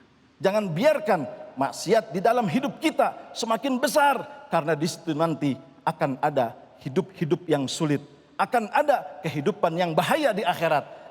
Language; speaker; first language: Indonesian; native; Indonesian